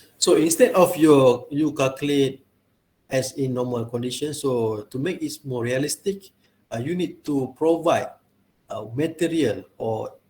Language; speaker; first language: English; non-native, local second language; Malay